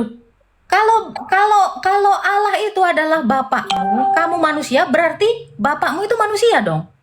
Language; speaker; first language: Indonesian; native; Indonesian